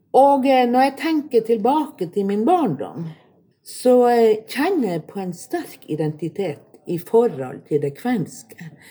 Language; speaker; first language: Norwegian; native; Norwegian